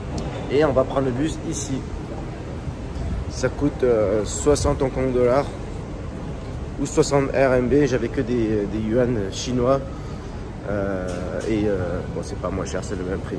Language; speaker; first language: French; native; French